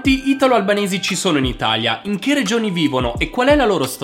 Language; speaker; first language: Italian; native; Italian